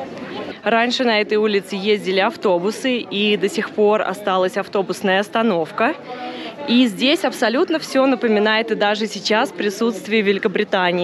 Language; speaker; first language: Russian; native; Russian